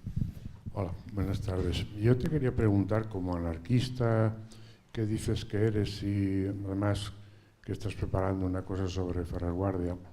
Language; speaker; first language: Spanish; native; Spanish